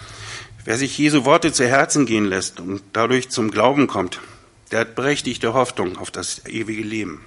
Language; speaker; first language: German; native; German